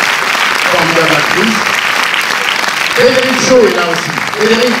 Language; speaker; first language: French; native; French